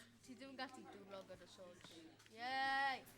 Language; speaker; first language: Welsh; non-native, local second language; English